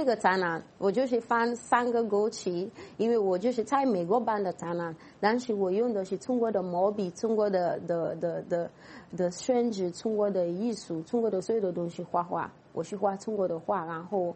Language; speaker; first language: Chinese; non-native, fluent; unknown